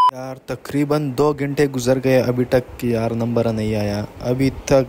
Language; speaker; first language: Hindi; native; Hindi